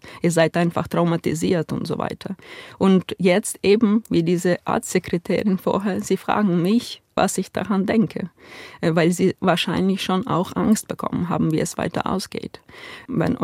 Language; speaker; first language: German; non-native, fluent; Ukrainian